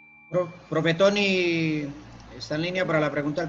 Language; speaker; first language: Spanish; native; Spanish